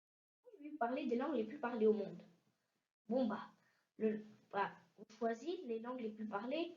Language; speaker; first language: French; early bilingual, heritage; French